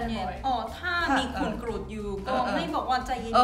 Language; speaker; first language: Thai; non-native, fluent; Korean